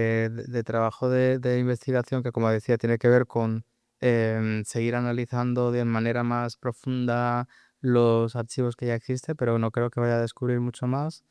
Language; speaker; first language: Spanish; native; Spanish